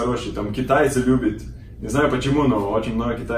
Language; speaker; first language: Russian; non-native, learner; Portuguese